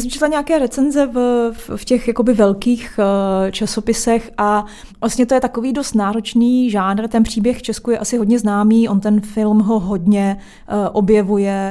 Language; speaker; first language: Czech; native; Czech